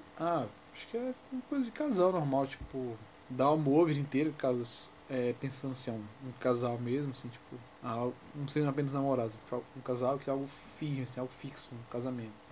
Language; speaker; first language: Portuguese; native; Portuguese